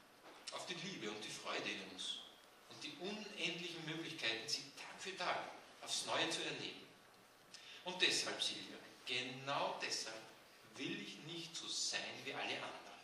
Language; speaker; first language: German; native; German